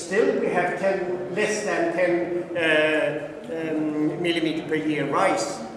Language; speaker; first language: English; non-native, fluent; Swedish